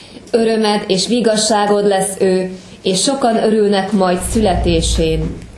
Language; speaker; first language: Hungarian; native; Hungarian